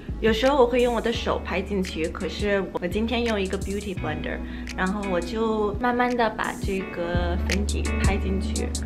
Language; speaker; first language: Chinese; early bilingual, heritage; Chinese